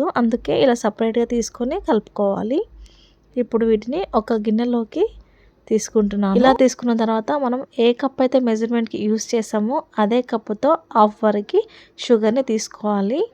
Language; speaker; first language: Telugu; native; Telugu